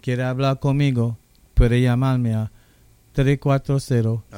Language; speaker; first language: Spanish; non-native, local second language; English